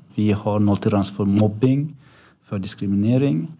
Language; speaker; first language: Swedish; early bilingual, other home language; Arabic